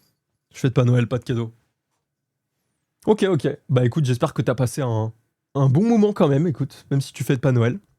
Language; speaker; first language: French; native; French